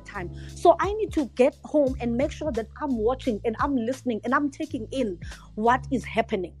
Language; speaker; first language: English; non-native, local second language; Zulu